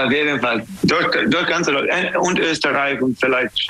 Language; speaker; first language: German; non-native, fluent; English